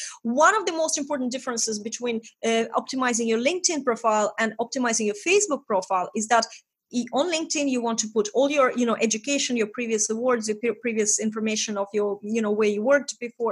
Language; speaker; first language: English; non-native, fluent; Estonian